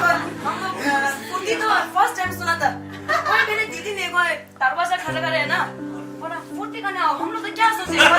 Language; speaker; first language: Hindi; non-native, local second language; Tibetan